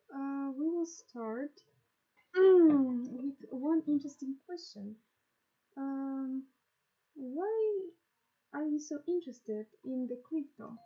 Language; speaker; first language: English; non-native, learner; Russian